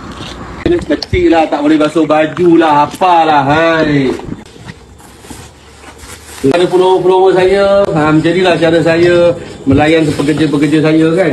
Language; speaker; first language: Malay; native; Malay